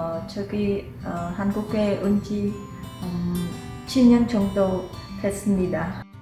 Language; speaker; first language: Korean; non-native, learner; Khmer